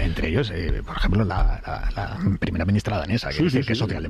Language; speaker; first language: Spanish; native; Spanish